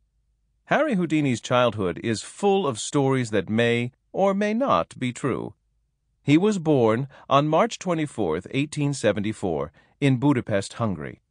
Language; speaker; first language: English; native; English